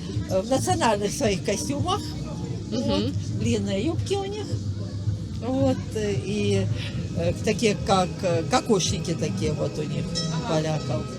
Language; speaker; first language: Russian; native; Russian